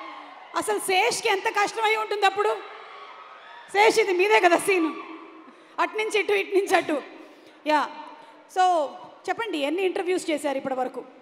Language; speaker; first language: Telugu; native; Telugu